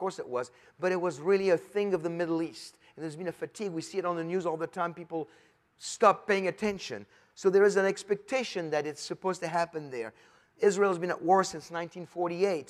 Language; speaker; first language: English; non-native, fluent; French